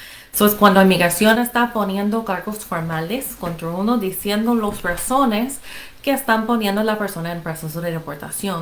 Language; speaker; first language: Spanish; non-native, fluent; English